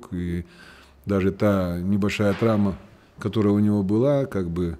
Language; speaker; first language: Russian; native; Russian